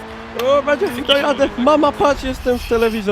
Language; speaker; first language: Polish; native; Polish